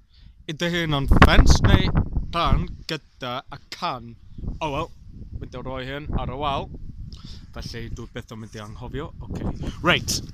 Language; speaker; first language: Welsh; non-native, learner; English